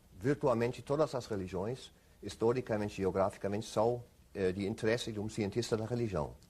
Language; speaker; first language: Portuguese; non-native, fluent; German